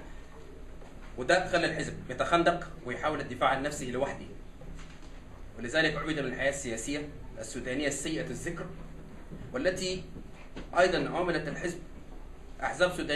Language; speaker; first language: Arabic; non-native, local second language; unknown